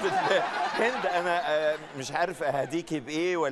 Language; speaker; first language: Arabic; native; Arabic